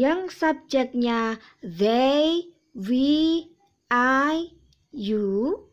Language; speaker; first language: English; non-native, fluent; Indonesian